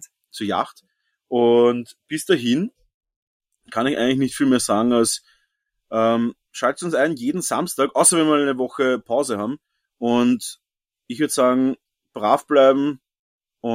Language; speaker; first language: German; native; German